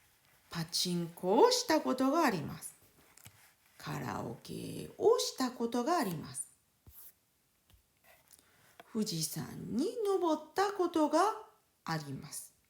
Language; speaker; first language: Japanese; non-native, fluent; French